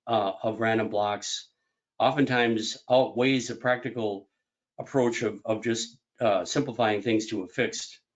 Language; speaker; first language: English; native; English